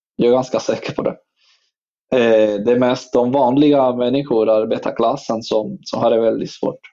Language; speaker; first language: Swedish; non-native, fluent; Spanish